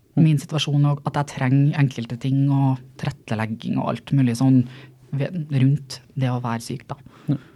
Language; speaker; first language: Norwegian; native; Norwegian